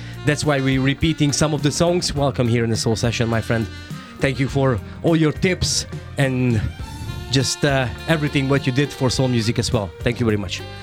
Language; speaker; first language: English; non-native, fluent; Hungarian